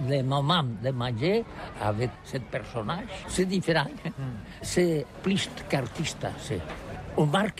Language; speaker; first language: French; non-native, learner; Catalan